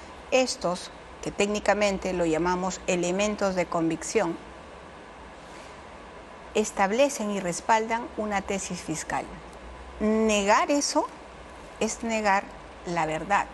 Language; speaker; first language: Spanish; native; Spanish